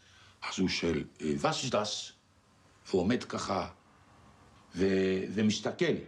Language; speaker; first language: Hebrew; non-native, fluent; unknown